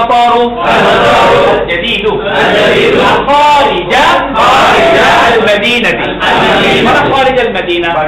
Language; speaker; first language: Arabic; non-native, fluent; Bangla